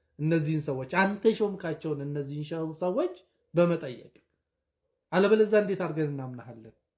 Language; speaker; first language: Amharic; native; Amharic